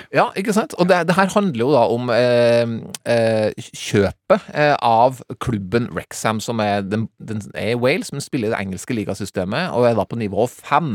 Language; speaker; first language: Norwegian; native; Norwegian